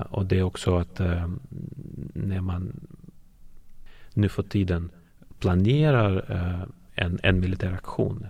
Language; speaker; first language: Swedish; non-native, fluent; Russian